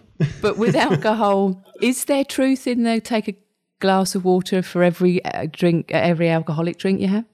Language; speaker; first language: English; native; English